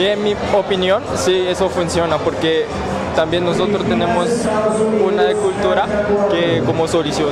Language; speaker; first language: Spanish; non-native, learner; Japanese